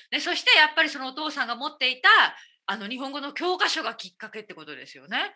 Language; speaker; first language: Japanese; native; Japanese